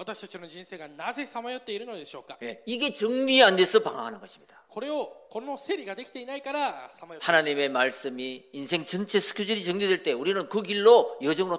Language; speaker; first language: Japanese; non-native, fluent; Korean